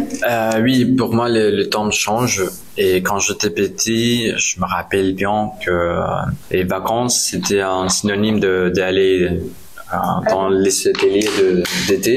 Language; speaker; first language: French; non-native, learner; Spanish